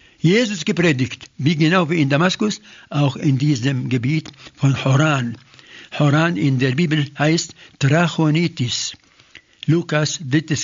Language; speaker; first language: German; non-native, fluent; Arabic